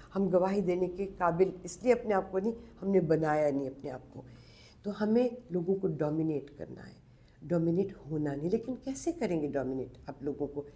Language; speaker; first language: Urdu; non-native, local second language; Punjabi